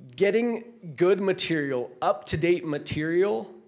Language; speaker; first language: English; native; English